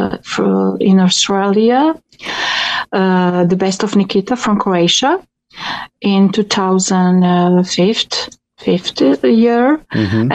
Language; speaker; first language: English; non-native, learner; Croatian